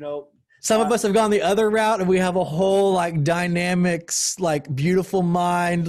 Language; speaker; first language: English; native; English